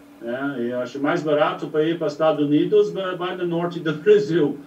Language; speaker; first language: Portuguese; non-native, learner; English